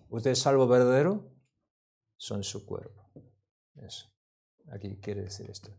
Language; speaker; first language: Spanish; non-native, learner; Korean